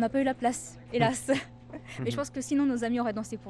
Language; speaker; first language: French; native; French